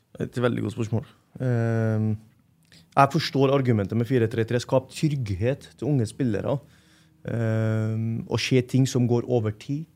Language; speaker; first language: Norwegian; non-native, fluent; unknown